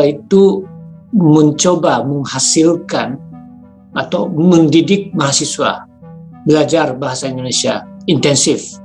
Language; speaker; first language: Indonesian; non-native, fluent; Japanese